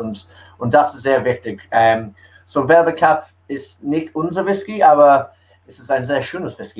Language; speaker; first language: German; early bilingual, heritage; English